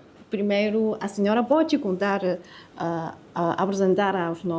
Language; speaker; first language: Portuguese; non-native, fluent; Chinese